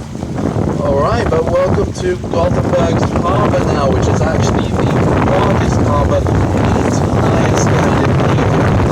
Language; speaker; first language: English; non-native, fluent; Swedish